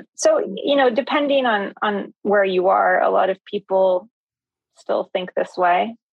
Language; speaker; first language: English; native; English